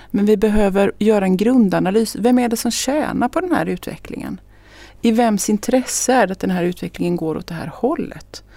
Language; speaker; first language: Swedish; native; Swedish